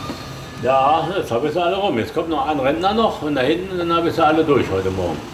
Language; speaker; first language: German; native; German